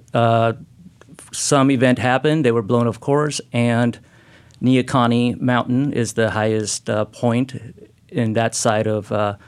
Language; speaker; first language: English; non-native, fluent; Spanish